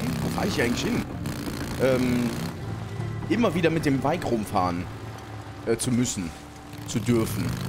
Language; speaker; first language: German; native; German